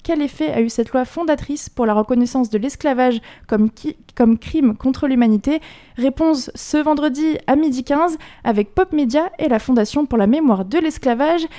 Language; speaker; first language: French; native; French